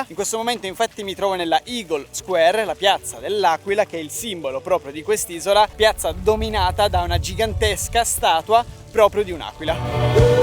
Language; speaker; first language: Italian; native; Italian